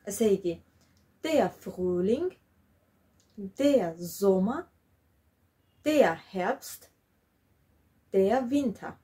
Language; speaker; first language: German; non-native, fluent; Georgian